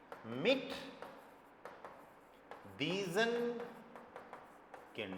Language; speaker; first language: German; non-native, fluent; Hindi